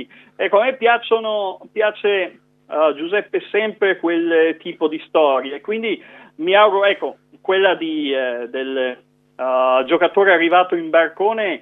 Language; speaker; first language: Italian; native; Italian